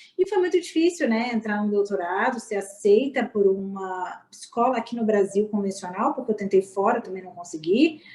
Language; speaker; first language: Portuguese; native; Portuguese